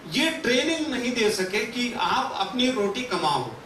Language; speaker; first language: Hindi; non-native, local second language; Kannada